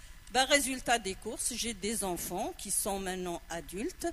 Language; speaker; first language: French; non-native, local second language; Arabic